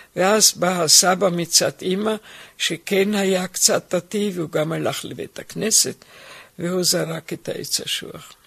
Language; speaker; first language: Hebrew; non-native, fluent; German